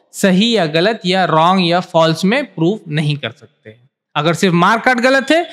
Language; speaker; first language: Hindi; native; Hindi